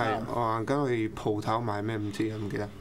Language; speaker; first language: Cantonese; early bilingual, other home language; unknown